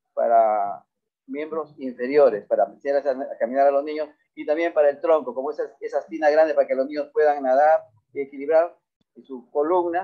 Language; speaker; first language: Spanish; native; Spanish